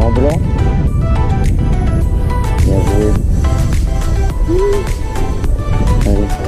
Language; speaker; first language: French; native; French